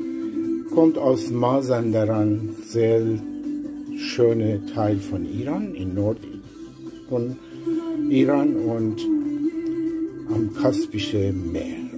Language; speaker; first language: German; non-native, learner; Persian